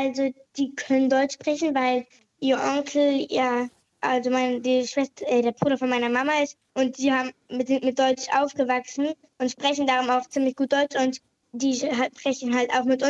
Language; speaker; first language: German; native; German